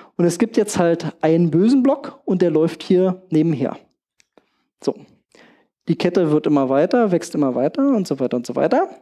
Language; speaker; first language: German; native; German